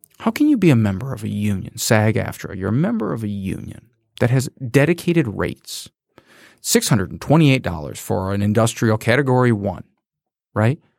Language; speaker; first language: English; native; English